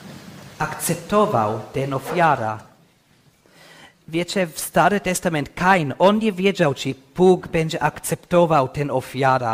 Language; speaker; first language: Polish; non-native, learner; English